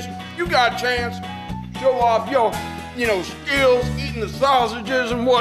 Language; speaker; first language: English; native; English